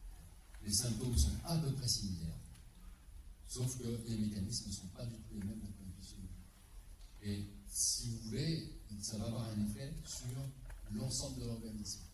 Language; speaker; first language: French; native; French